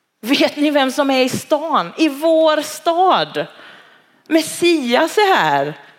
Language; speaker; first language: Swedish; early bilingual, other home language; Cantonese